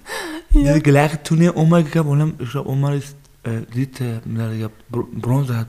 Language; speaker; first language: German; non-native, learner; Baluchi